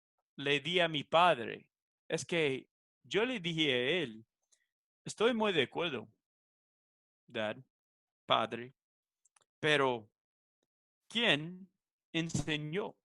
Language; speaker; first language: Spanish; non-native, fluent; English